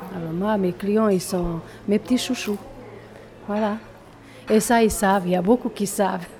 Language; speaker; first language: French; non-native, fluent; Bosnian